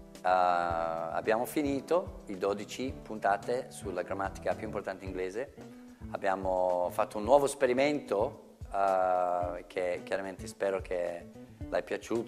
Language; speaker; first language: Italian; non-native, fluent; English